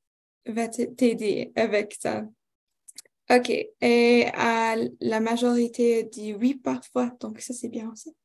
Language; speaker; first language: French; non-native, local second language; English